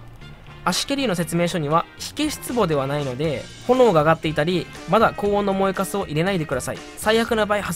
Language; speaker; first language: Japanese; native; Japanese